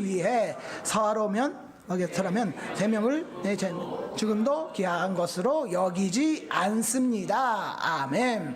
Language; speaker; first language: Korean; non-native, fluent; Japanese